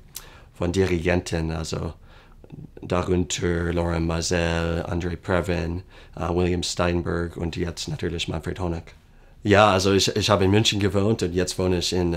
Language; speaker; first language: German; non-native, fluent; English